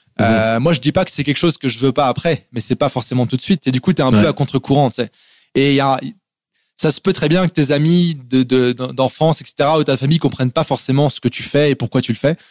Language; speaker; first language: French; native; French